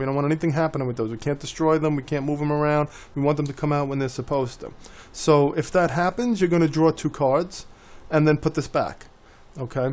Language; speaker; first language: English; native; English